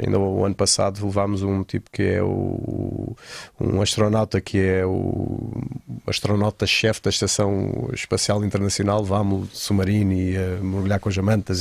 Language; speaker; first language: Portuguese; native; Portuguese